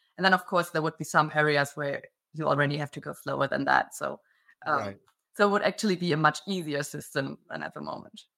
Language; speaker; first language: English; non-native, fluent; German